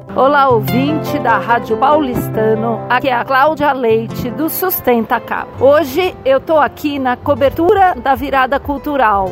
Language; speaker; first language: Portuguese; native; Portuguese